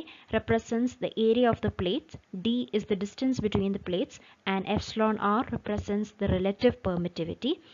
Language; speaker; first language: English; non-native, local second language; Malayalam